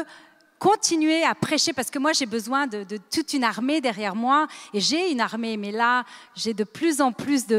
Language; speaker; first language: French; native; French